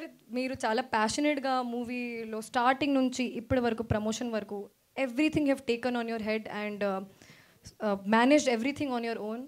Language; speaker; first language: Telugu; early bilingual, heritage; Telugu